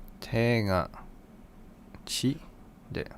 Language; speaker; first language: Japanese; non-native, learner; English